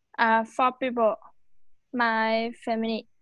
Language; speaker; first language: English; non-native, learner; Vietnamese